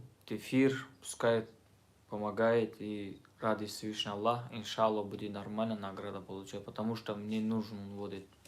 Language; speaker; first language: Russian; non-native, learner; Tajik